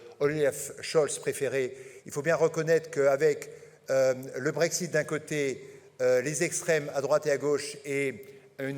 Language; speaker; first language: French; native; French